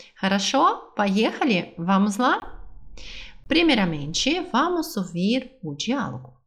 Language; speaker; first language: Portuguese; non-native, fluent; Russian